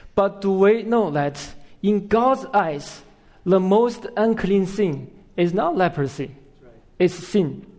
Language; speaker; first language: English; non-native, fluent; Chinese